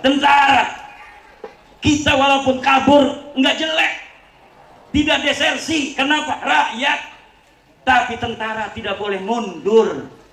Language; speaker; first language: Indonesian; non-native, local second language; Javanese